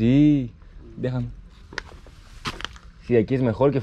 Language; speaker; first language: Spanish; non-native, learner; Greek